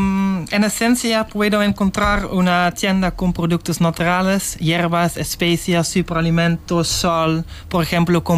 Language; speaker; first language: Spanish; non-native, learner; Dutch